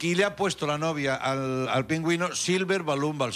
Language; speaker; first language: Spanish; native; Spanish